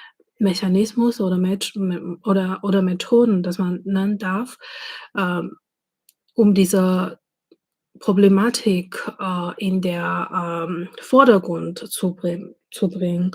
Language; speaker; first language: German; non-native, fluent; Chinese